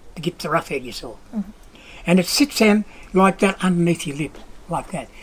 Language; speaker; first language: English; native; English